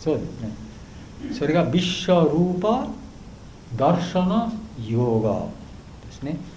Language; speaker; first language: Japanese; non-native, learner; Bangla